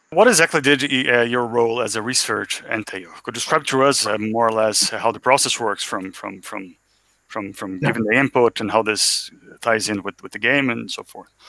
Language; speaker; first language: English; non-native, fluent; Portuguese